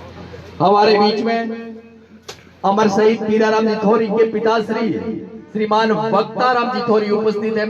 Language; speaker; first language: Hindi; native; Hindi